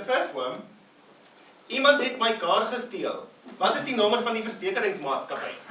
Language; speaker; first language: Afrikaans; non-native, fluent; English